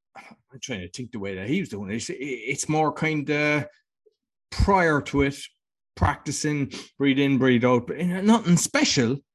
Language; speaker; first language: English; native; English